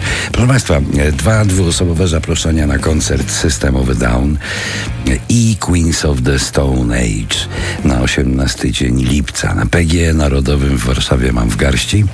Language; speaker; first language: Polish; native; Polish